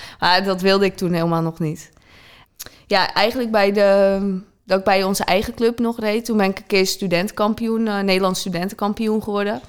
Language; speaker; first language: Dutch; native; Dutch